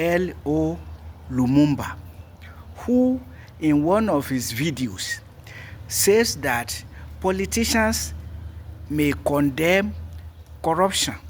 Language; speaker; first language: English; non-native, local second language; Yoruba